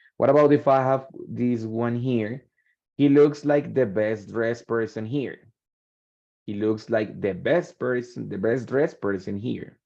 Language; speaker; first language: English; non-native, fluent; Spanish